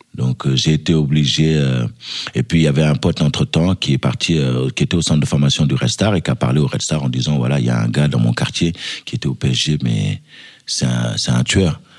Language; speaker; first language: French; early bilingual, other home language; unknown